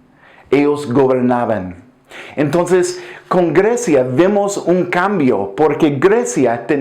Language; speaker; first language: Spanish; non-native, fluent; English